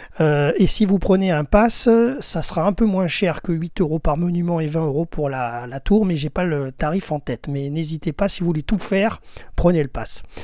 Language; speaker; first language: French; native; French